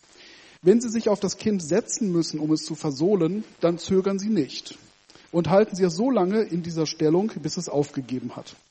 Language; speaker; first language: German; native; German